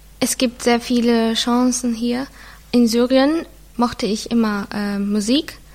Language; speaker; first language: German; non-native, fluent; Arabic